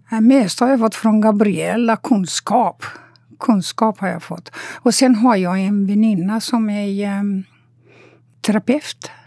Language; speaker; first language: Swedish; non-native, fluent; Romanian